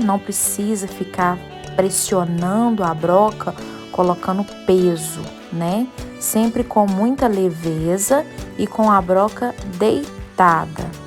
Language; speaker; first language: Portuguese; native; Portuguese